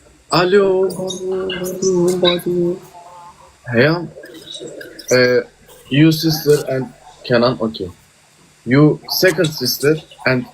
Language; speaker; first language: English; non-native, learner; Turkish